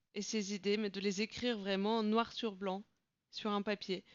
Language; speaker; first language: French; non-native, fluent; Bulgarian